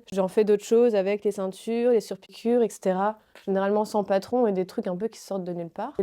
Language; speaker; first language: French; native; French